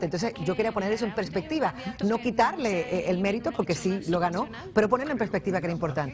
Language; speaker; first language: Spanish; native; Spanish